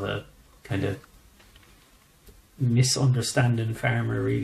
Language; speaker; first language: English; native; English